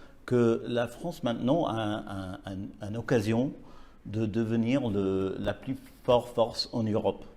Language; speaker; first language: French; non-native, learner; English